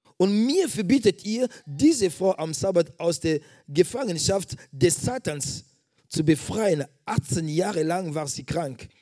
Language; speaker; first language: German; non-native, fluent; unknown